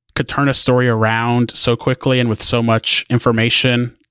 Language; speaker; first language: English; native; English